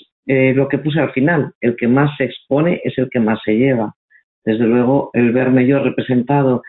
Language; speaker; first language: Spanish; native; Spanish